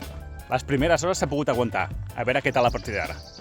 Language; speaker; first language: Catalan; native; Catalan